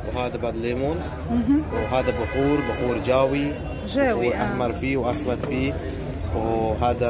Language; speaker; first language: Arabic; non-native, learner; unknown